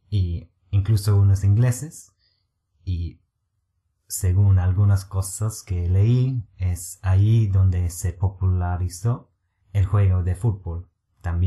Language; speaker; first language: Spanish; non-native, fluent; English